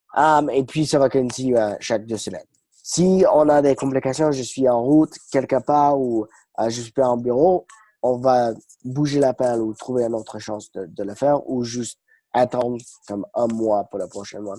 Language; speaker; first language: French; non-native, fluent; English